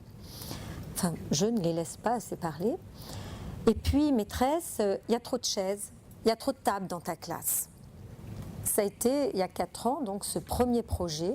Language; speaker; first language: French; native; French